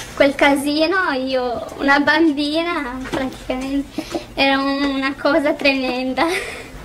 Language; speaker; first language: Italian; non-native, fluent; Romanian